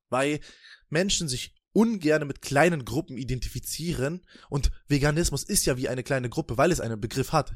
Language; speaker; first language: German; native; German